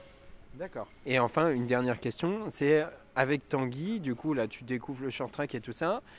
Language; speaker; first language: French; native; French